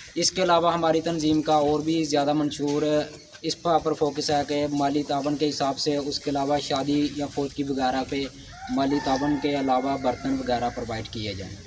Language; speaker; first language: Urdu; non-native, local second language; Punjabi